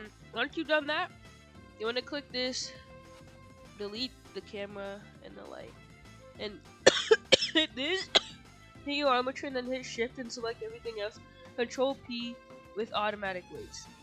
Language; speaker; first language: English; native; English